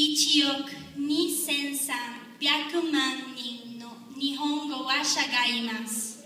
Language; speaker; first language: Japanese; non-native, learner; Spanish